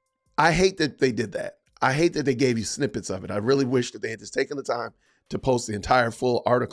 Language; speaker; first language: English; native; English